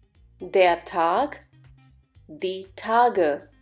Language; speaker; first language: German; non-native, fluent; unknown